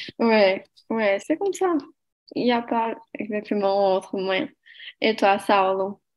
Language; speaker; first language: French; non-native, learner; Portuguese